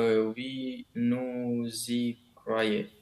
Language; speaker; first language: French; non-native, learner; Romanian